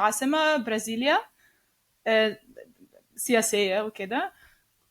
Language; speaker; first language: Arabic; non-native, learner; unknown